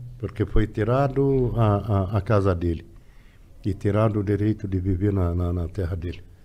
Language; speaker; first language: Portuguese; non-native, fluent; Arabic